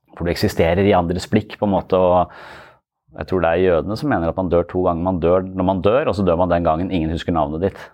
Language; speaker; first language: Norwegian; native; Norwegian